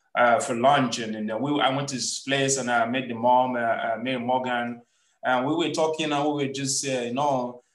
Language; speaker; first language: English; non-native, local second language; Igbo